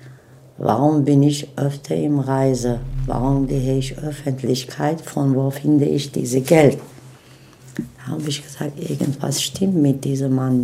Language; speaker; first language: German; non-native, learner; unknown